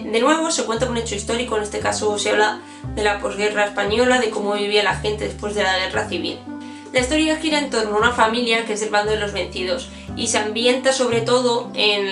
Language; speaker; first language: Spanish; native; Spanish